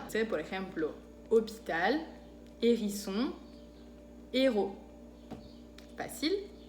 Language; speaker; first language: Spanish; non-native, fluent; French